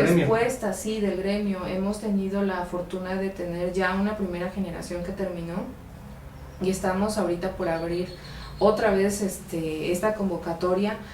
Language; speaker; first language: Spanish; native; Spanish